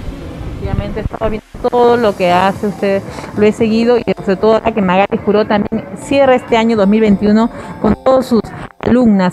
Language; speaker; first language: Spanish; native; Spanish